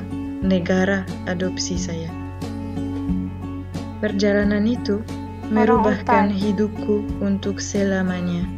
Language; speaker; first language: Indonesian; non-native, fluent; French